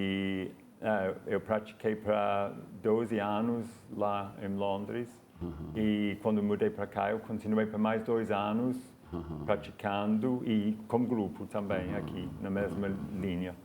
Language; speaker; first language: Portuguese; non-native, fluent; English